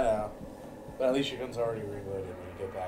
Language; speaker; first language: English; native; English